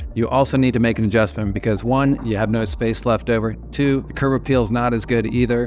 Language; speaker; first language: English; native; English